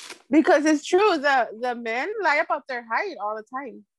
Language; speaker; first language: English; early bilingual, other home language; Spanish